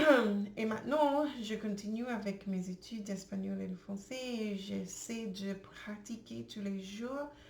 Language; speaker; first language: French; non-native, learner; English